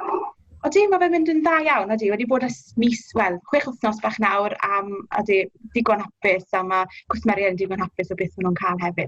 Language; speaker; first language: Welsh; native; Welsh